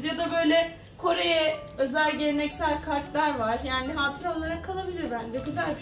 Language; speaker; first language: Turkish; native; Turkish